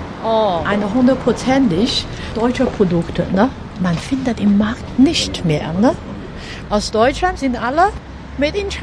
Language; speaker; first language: German; non-native, learner; Chinese